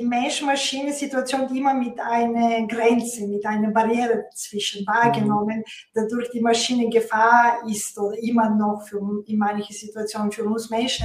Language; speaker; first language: German; non-native, fluent; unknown